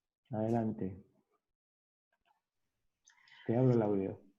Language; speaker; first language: Spanish; native; Spanish